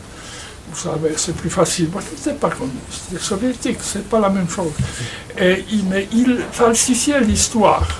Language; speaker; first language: French; non-native, fluent; Polish